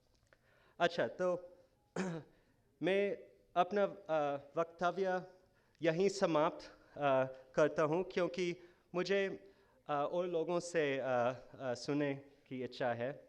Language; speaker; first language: Hindi; non-native, fluent; English